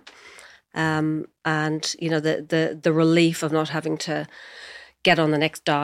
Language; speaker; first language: English; native; English